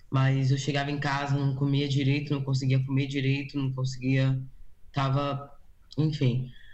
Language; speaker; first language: Portuguese; native; Portuguese